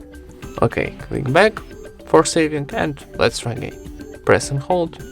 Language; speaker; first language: English; non-native, fluent; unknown